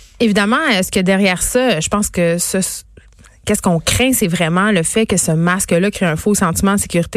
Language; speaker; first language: French; native; French